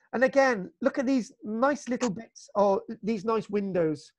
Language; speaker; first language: English; native; English